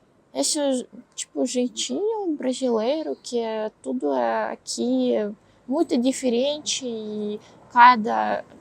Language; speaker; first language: Portuguese; non-native, learner; Russian